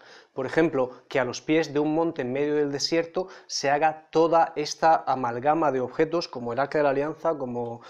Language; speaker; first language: Spanish; native; Spanish